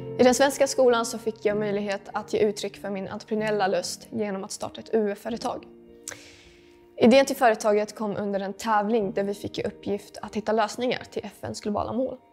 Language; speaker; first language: Swedish; early bilingual, other home language; Arabic